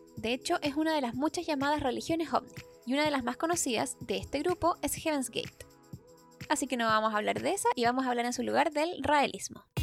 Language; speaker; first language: Spanish; native; Spanish